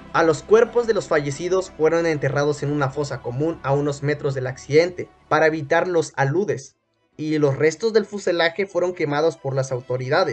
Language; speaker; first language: Spanish; native; Spanish